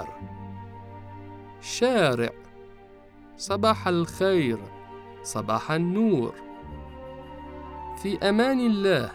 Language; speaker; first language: Arabic; non-native, fluent; Persian